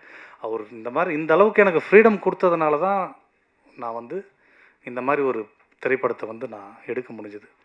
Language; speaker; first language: Tamil; native; Tamil